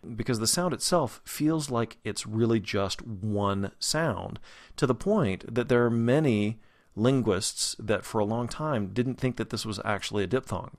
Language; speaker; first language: English; native; English